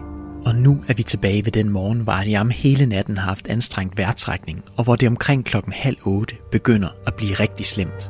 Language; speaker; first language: Danish; native; Danish